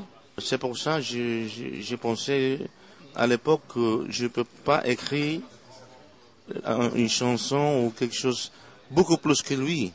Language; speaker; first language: French; non-native, fluent; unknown